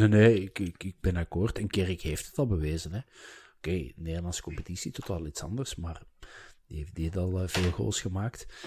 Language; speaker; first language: Dutch; native; Dutch